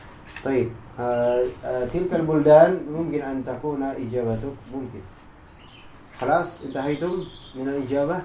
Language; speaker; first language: Arabic; non-native, fluent; Indonesian